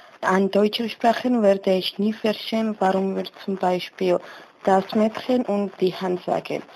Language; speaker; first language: German; non-native, learner; Georgian